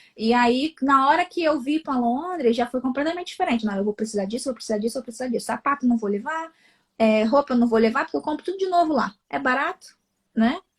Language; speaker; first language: Portuguese; native; Portuguese